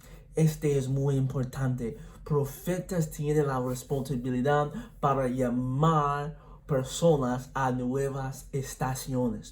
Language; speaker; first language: Spanish; non-native, learner; English